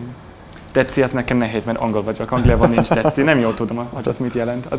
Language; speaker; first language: Hungarian; non-native, learner; English